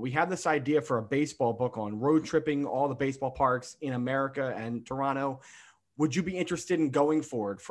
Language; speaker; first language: English; native; English